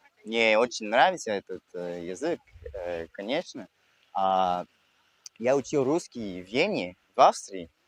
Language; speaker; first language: Russian; non-native, fluent; French